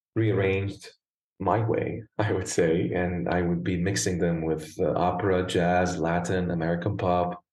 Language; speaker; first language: English; native; English